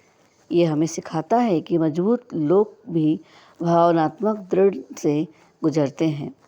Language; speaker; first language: Hindi; native; Hindi